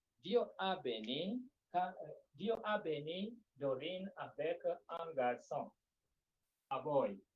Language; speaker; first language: French; non-native, fluent; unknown